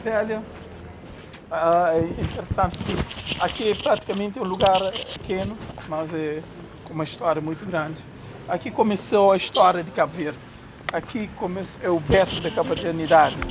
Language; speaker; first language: Portuguese; non-native, local second language; Kabuverdianu